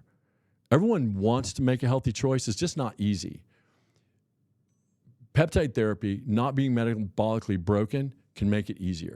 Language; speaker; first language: English; native; English